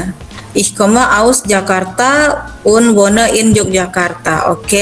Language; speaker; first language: German; non-native, fluent; Indonesian